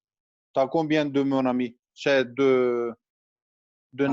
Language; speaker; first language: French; non-native, learner; Kurdish